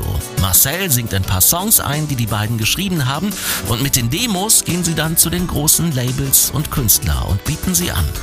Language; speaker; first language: German; native; German